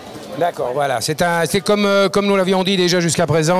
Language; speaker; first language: French; native; French